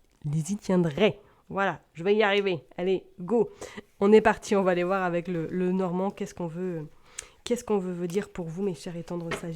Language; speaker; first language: French; native; French